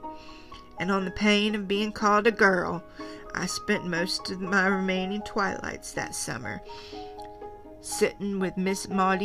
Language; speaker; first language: English; native; English